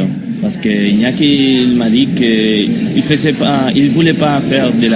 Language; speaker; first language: French; non-native, learner; Spanish